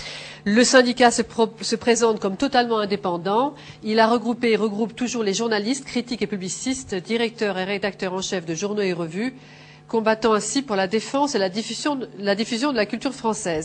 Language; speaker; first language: French; native; French